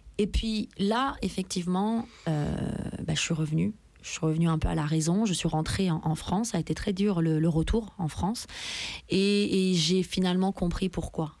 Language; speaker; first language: French; early bilingual, other home language; Persian